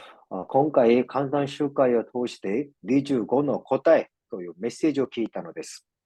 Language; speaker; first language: Japanese; non-native, fluent; Korean